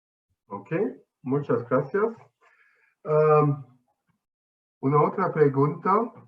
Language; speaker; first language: Spanish; non-native, fluent; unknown